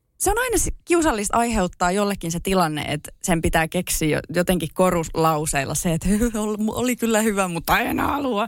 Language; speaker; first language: Finnish; native; Finnish